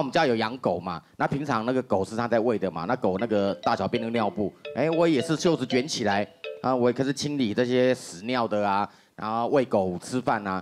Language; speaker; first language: Chinese; native; Chinese